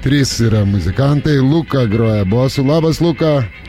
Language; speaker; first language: Lithuanian; native; Lithuanian